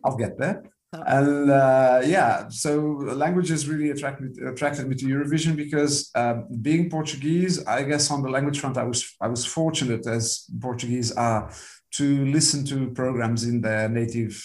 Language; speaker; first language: English; non-native, fluent; Portuguese